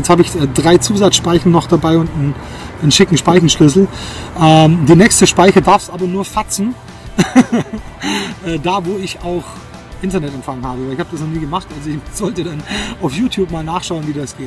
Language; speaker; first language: German; native; German